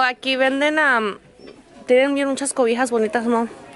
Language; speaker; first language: Spanish; early bilingual, heritage; Spanish